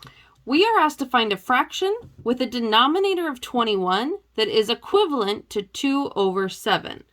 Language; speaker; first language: English; native; English